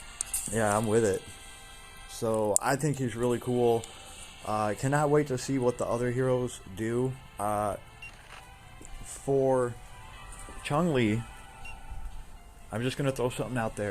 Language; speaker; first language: English; native; English